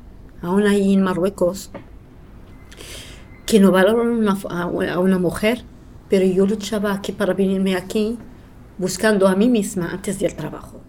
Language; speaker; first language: Spanish; non-native, fluent; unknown